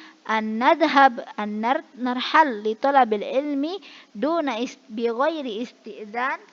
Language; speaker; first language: Arabic; non-native, fluent; Indonesian